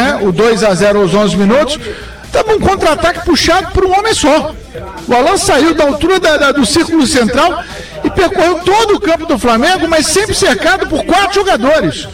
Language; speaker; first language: Portuguese; native; Portuguese